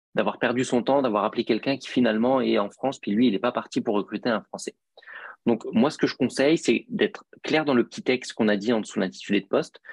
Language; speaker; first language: French; native; French